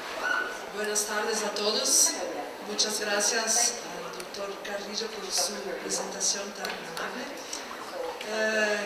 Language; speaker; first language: Spanish; non-native, fluent; Portuguese